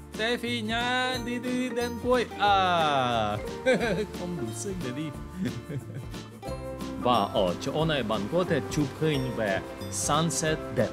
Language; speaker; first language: Vietnamese; non-native, fluent; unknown